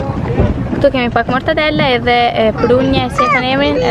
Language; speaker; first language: Albanian; early bilingual, heritage; Albanian